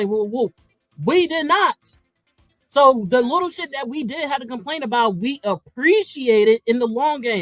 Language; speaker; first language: English; native; English